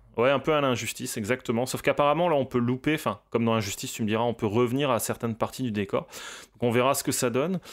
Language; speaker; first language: French; native; French